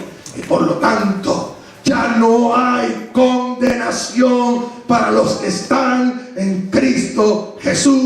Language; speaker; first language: Spanish; native; Spanish